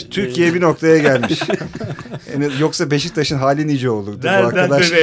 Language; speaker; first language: Turkish; native; Turkish